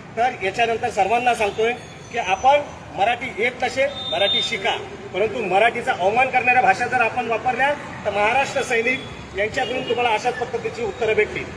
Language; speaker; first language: Marathi; native; Marathi